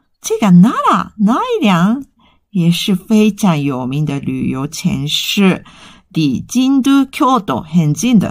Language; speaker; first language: Chinese; non-native, fluent; Japanese